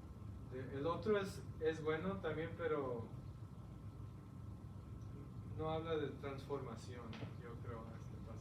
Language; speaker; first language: Spanish; early bilingual, heritage; Spanish